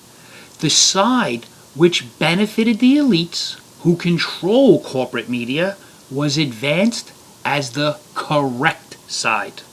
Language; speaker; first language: English; native; English